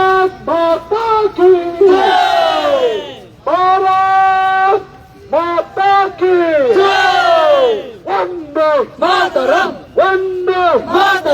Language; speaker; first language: Hindi; non-native, local second language; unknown